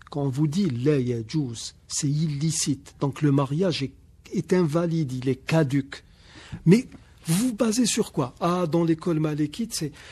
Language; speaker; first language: French; non-native, local second language; Arabic